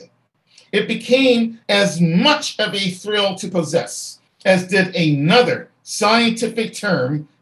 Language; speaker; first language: English; native; English